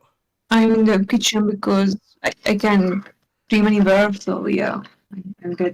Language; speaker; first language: English; non-native, learner; Hungarian